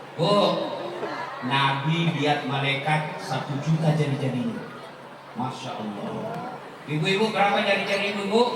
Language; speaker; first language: Indonesian; non-native, local second language; Buginese